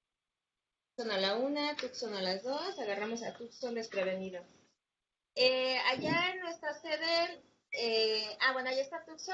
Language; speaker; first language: Spanish; native; Spanish